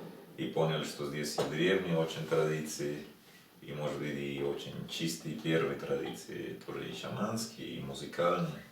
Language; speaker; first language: Russian; non-native, learner; Spanish